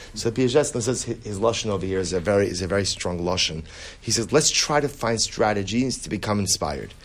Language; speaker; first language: English; native; English